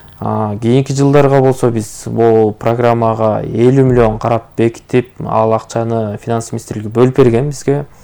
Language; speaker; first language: Kyrgyz; native; Kyrgyz